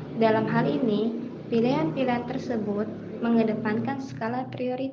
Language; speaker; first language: Indonesian; native; Indonesian